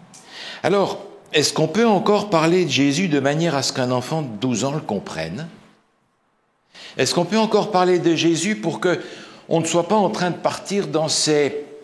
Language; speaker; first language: French; native; French